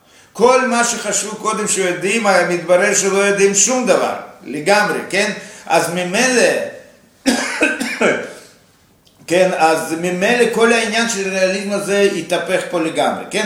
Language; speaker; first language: Hebrew; non-native, fluent; Russian